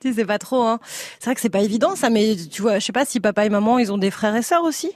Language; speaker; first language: French; native; French